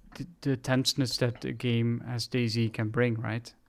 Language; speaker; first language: English; non-native, fluent; Dutch